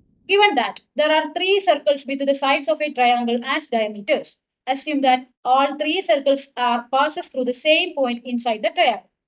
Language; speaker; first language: English; non-native, local second language; Malayalam